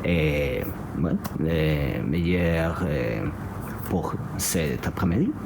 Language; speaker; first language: French; non-native, learner; Spanish